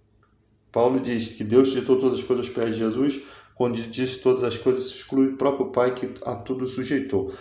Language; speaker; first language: Portuguese; native; Portuguese